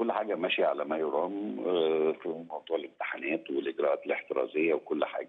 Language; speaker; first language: Arabic; native; Arabic